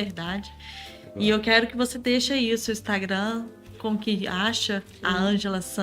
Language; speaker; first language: Portuguese; native; Portuguese